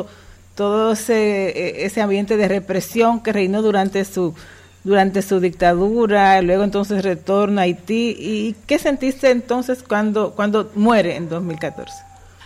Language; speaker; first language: Spanish; native; Spanish